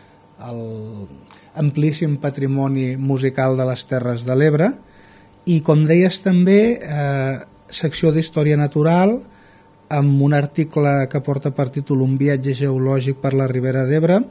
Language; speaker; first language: Catalan; native; Catalan